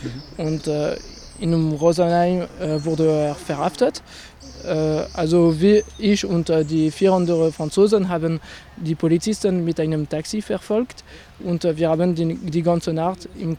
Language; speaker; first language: German; non-native, fluent; French